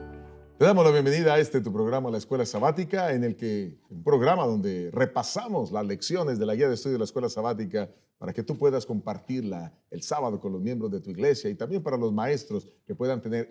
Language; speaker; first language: Spanish; native; Spanish